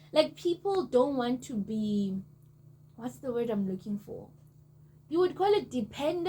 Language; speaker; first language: English; non-native, local second language; Zulu